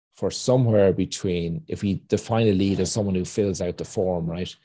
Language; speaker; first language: English; native; English